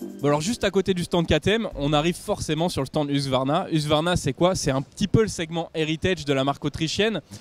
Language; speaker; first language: French; native; French